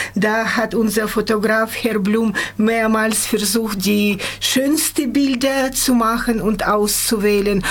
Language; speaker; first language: German; non-native, fluent; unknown